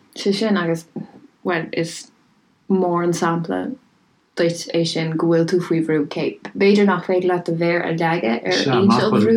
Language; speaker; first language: Irish; native; Irish